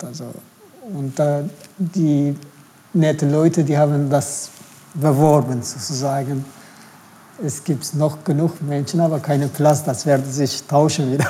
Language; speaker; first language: German; non-native, fluent; Turkish